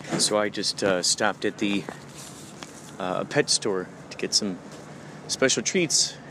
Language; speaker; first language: English; native; English